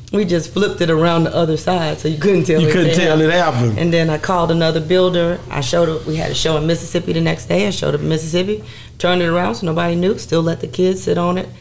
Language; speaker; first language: English; native; English